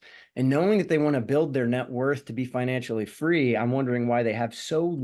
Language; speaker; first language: English; native; English